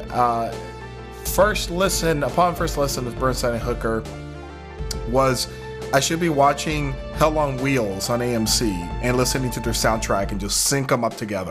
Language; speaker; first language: English; native; English